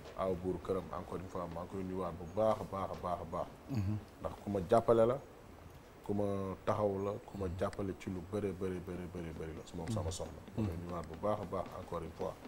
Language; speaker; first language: Wolof; native; Wolof